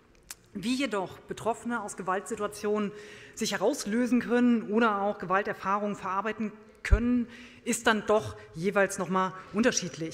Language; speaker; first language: German; native; German